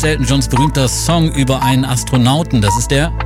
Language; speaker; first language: German; native; German